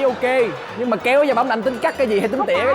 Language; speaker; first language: Vietnamese; native; Vietnamese